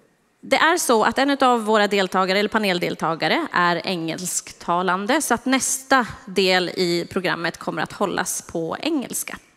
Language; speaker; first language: Swedish; native; Swedish